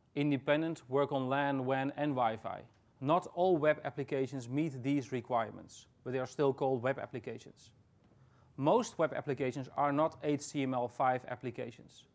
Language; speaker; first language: English; non-native, fluent; Dutch